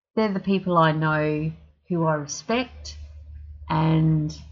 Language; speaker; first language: English; native; English